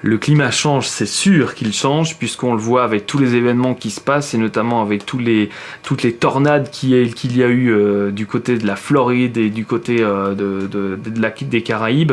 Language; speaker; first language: French; native; French